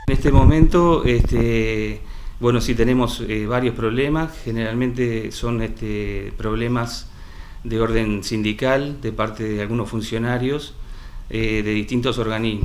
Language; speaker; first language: Spanish; native; Spanish